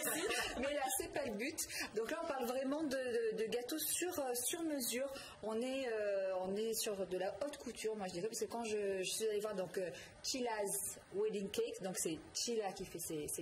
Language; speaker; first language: French; native; French